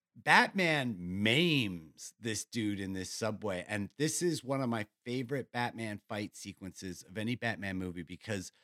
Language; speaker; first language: English; native; English